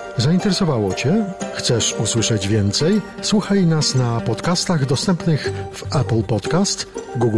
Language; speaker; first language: Polish; native; Polish